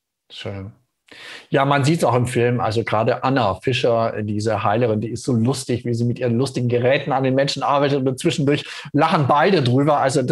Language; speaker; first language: German; native; German